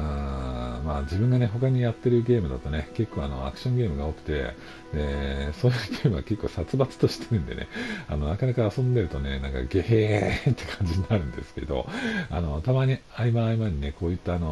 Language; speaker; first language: Japanese; native; Japanese